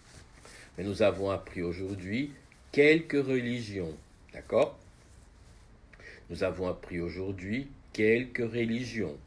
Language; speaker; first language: French; non-native, fluent; Portuguese